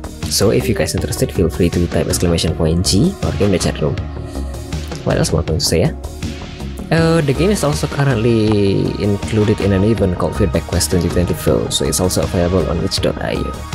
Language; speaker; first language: English; non-native, fluent; Indonesian